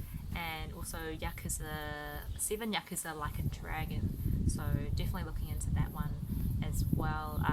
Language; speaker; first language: English; early bilingual, other home language; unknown